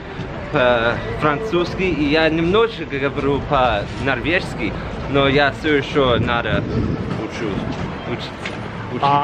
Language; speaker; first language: Russian; non-native, learner; English